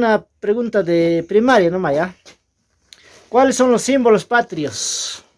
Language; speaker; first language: Spanish; native; Spanish